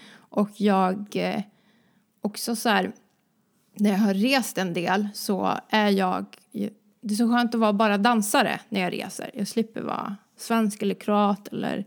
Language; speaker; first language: Swedish; early bilingual, other home language; Croatian